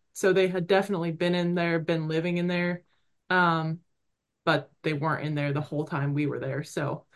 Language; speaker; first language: English; native; English